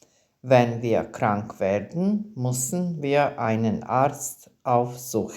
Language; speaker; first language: German; non-native, fluent; Serbian